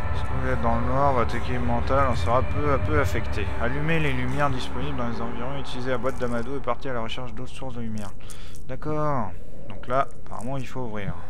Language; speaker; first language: French; native; French